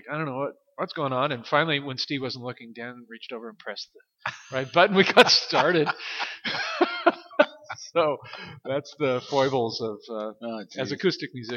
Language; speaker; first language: English; native; English